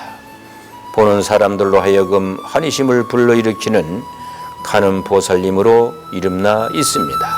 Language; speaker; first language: Korean; native; Korean